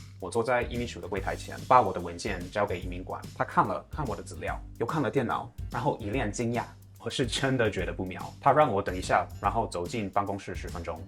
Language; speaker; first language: Chinese; non-native, fluent; English